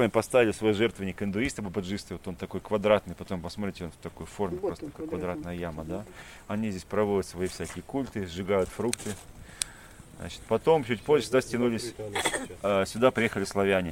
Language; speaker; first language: Russian; native; Russian